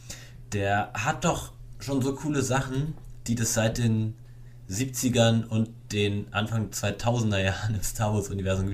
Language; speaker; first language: German; native; German